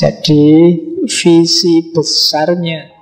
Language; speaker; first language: Indonesian; native; Indonesian